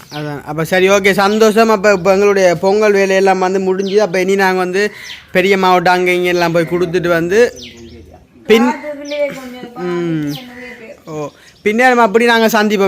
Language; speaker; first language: Tamil; native; Tamil